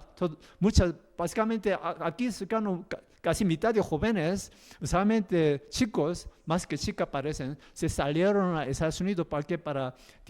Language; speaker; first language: Spanish; non-native, learner; Korean